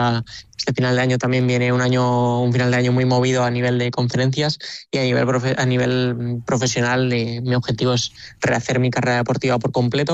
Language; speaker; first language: Spanish; native; Spanish